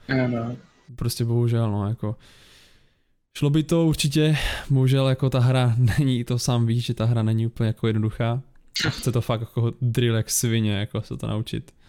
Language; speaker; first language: Czech; native; Czech